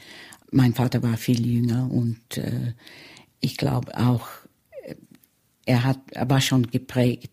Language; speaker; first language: German; early bilingual, heritage; German